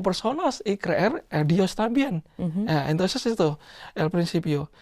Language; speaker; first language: Spanish; non-native, learner; Indonesian